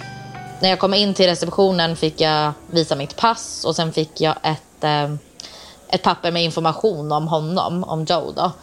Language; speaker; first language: Swedish; native; Swedish